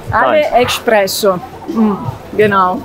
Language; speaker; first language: German; non-native, learner; Italian